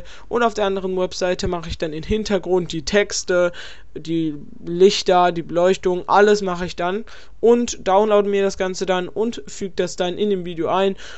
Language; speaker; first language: German; native; German